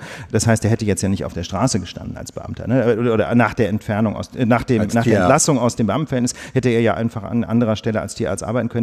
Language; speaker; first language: German; native; German